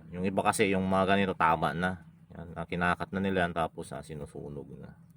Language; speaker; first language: Filipino; non-native, local second language; Iloko